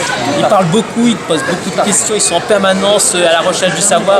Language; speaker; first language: French; native; French